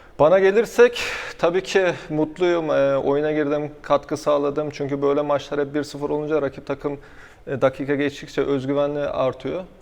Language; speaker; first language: Turkish; early bilingual, heritage; Turkish